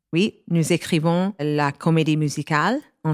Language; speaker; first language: French; non-native, learner; English